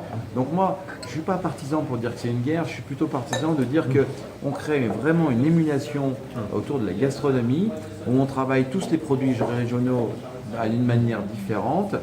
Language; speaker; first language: French; native; French